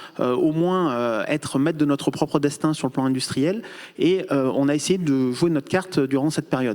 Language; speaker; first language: French; native; French